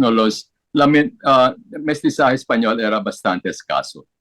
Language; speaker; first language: Spanish; non-native, fluent; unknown